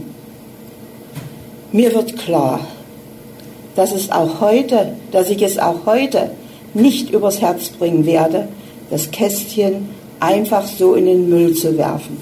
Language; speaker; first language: German; native; German